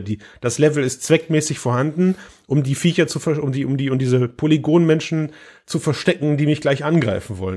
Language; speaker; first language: German; native; German